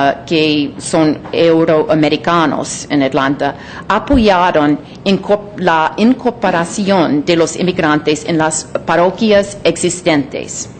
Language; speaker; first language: Spanish; non-native, fluent; English